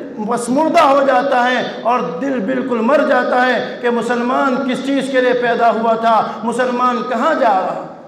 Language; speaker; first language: Urdu; non-native, local second language; Gujarati